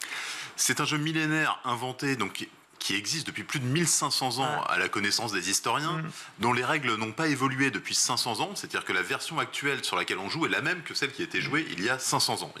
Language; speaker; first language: French; native; French